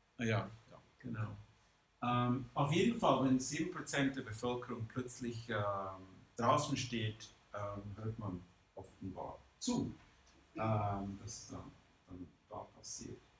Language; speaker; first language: German; non-native, fluent; English